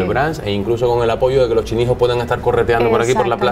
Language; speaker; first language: Spanish; native; Spanish